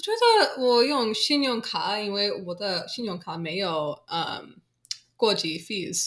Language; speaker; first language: Chinese; non-native, learner; English